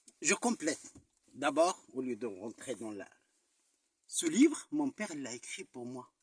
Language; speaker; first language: French; non-native, local second language; Arabic